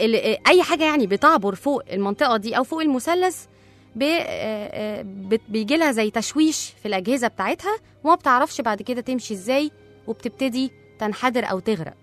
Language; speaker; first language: Arabic; native; Arabic